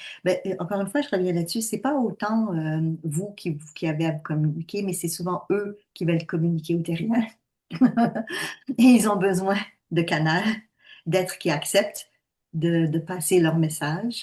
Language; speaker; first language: French; native; French